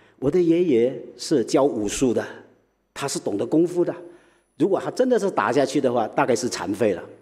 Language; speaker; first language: Chinese; early bilingual, heritage; Chinese